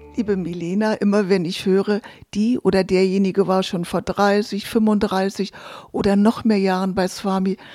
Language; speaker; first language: German; native; German